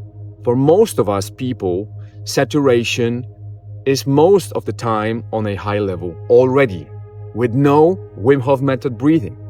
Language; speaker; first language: English; non-native, fluent; Polish